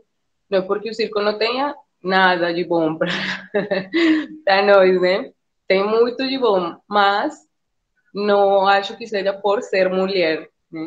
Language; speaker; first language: Portuguese; non-native, fluent; Spanish